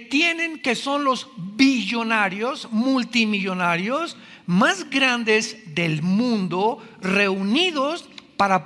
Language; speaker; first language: Spanish; native; Spanish